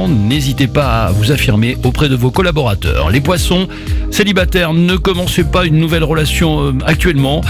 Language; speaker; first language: French; native; French